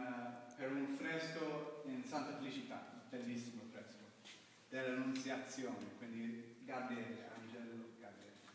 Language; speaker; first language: Italian; non-native, learner; English